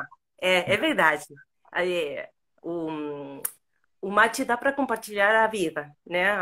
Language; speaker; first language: Portuguese; non-native, fluent; Spanish